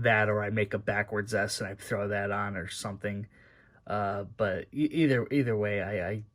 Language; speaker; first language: English; native; English